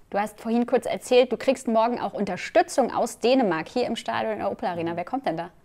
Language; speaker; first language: German; native; German